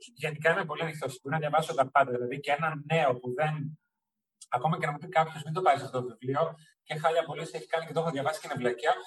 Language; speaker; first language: Greek; early bilingual, heritage; Greek